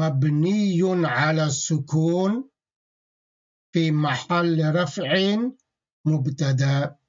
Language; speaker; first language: Arabic; non-native, fluent; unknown